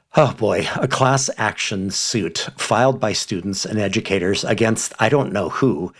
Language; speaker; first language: English; native; English